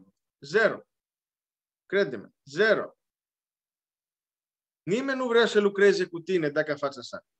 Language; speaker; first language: Romanian; non-native, learner; Greek